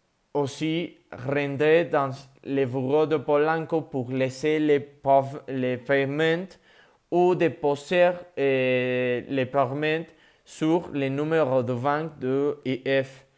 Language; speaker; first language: French; non-native, learner; Spanish